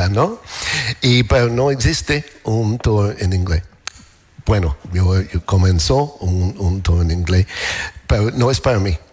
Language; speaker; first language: Spanish; non-native, learner; English